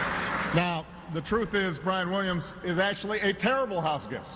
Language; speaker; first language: English; native; English